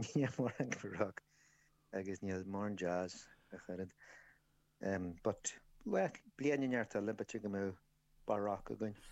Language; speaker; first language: Irish; native; Irish